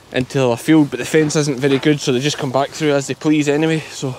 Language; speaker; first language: English; native; English